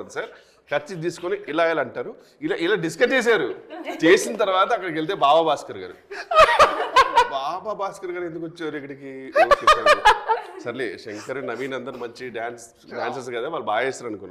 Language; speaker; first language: Telugu; native; Telugu